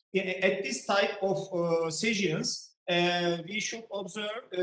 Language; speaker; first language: English; non-native, fluent; Turkish